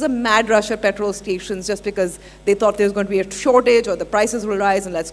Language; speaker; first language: English; non-native, local second language; Urdu